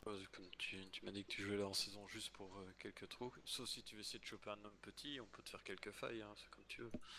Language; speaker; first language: French; native; French